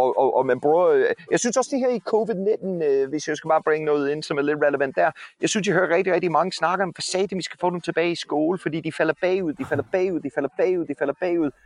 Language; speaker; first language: Danish; non-native, fluent; English